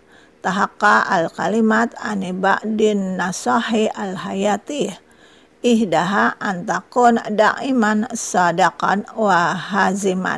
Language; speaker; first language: Arabic; non-native, fluent; Indonesian